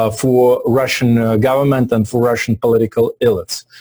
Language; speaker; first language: English; non-native, fluent; Russian